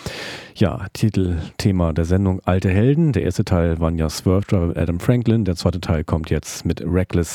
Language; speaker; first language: German; native; German